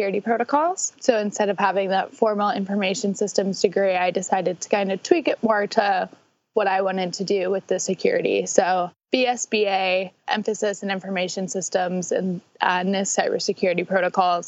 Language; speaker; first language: English; native; English